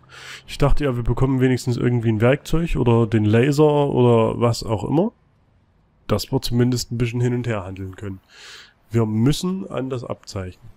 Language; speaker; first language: German; native; German